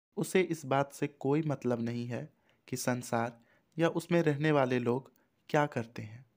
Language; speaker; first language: Hindi; native; Hindi